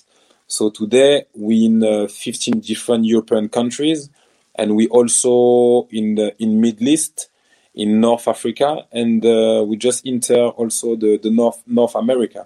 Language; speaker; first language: English; non-native, fluent; French